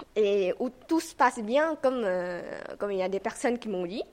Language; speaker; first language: French; non-native, fluent; Vietnamese